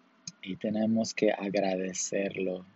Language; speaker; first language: Spanish; early bilingual, heritage; Spanish